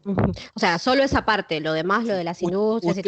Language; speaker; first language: Spanish; native; Spanish